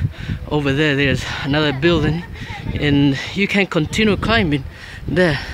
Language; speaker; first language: English; non-native, learner; Spanish